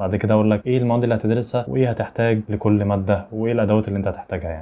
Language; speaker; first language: Arabic; native; Arabic